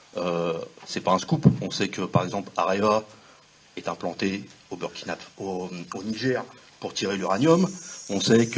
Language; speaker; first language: French; native; French